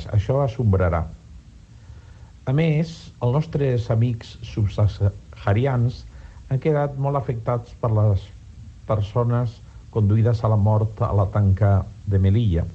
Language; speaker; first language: Catalan; non-native, local second language; Spanish